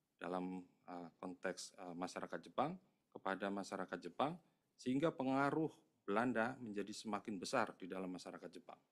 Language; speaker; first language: Indonesian; native; Indonesian